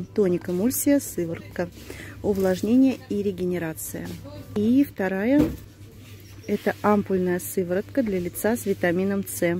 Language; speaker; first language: Russian; native; Russian